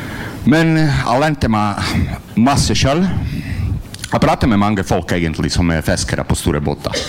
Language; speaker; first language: Norwegian; non-native, learner; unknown